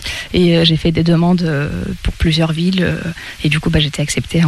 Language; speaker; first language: French; non-native, fluent; Russian